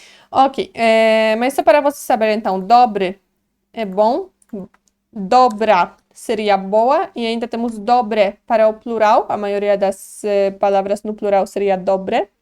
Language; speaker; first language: Portuguese; non-native, fluent; Polish